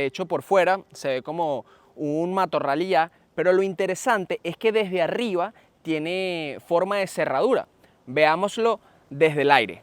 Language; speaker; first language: Spanish; native; Spanish